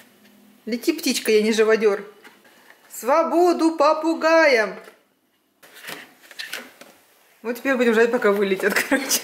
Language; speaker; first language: Russian; native; Russian